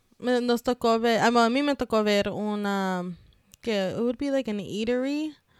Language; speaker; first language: English; early bilingual, other home language; Spanish